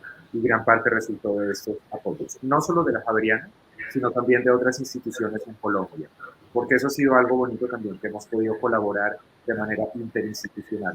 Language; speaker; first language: Spanish; native; Spanish